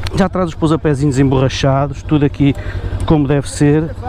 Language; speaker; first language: Portuguese; native; Portuguese